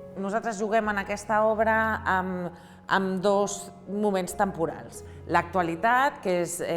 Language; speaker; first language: Catalan; native; Catalan